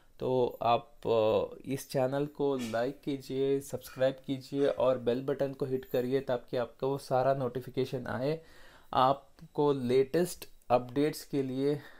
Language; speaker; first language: Hindi; non-native, local second language; Kannada